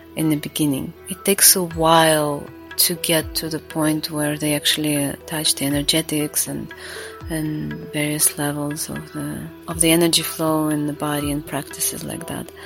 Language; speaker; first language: English; non-native, fluent; Latvian